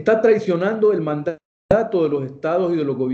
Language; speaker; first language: Spanish; native; Spanish